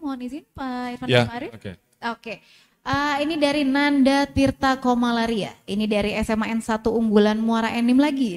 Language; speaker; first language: Indonesian; native; Indonesian